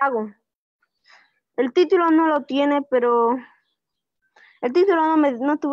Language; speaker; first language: Spanish; native; Spanish